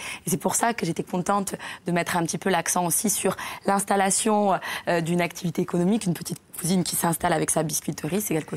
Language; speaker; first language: French; native; French